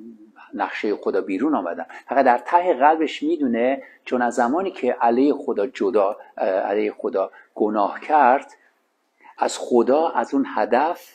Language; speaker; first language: Persian; native; Persian